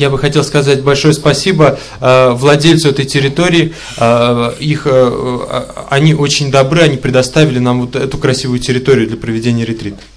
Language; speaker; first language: Russian; native; Russian